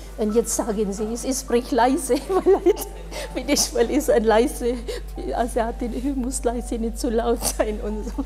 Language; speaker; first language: German; non-native, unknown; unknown